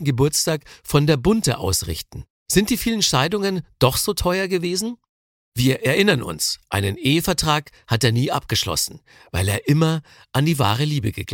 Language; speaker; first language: German; native; German